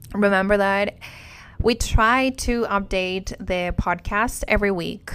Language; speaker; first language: English; non-native, fluent; Spanish